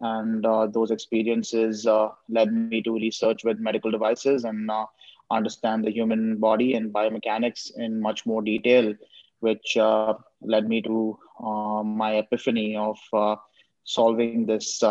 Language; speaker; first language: English; non-native, local second language; Hindi